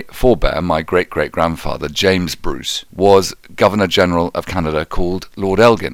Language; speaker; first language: English; native; English